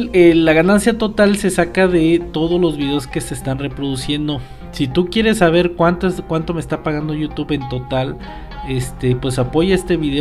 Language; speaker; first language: Spanish; native; Spanish